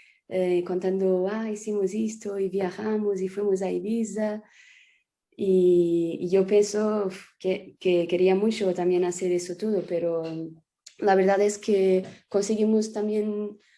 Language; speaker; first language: Spanish; non-native, fluent; Portuguese